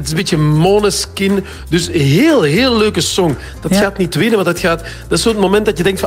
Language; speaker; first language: Dutch; native; Dutch